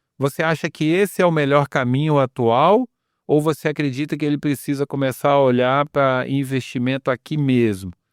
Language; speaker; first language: Portuguese; native; Portuguese